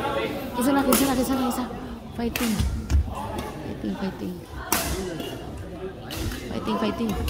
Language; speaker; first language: Korean; non-native, fluent; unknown